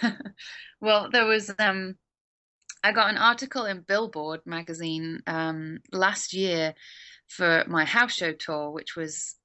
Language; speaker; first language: English; native; English